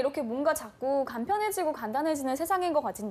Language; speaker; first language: Korean; native; Korean